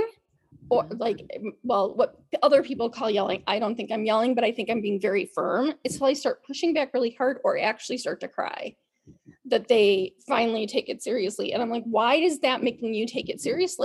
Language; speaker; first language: English; native; English